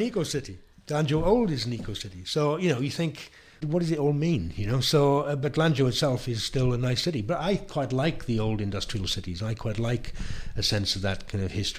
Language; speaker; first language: English; native; English